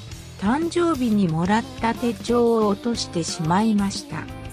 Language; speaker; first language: Japanese; non-native, learner; English